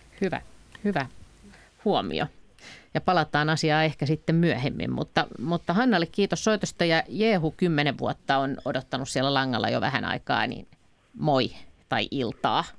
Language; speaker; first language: Finnish; native; Finnish